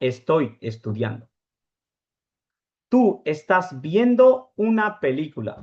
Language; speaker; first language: Spanish; non-native, fluent; Urdu